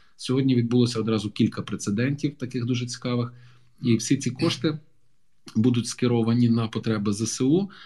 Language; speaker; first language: Ukrainian; non-native, local second language; Russian